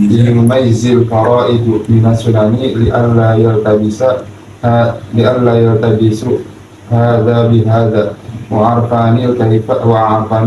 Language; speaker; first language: Arabic; non-native, fluent; Indonesian